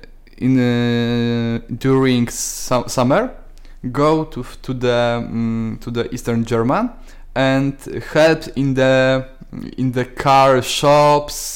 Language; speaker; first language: English; non-native, learner; Polish